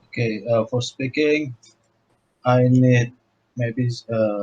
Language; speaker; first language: English; non-native, learner; Indonesian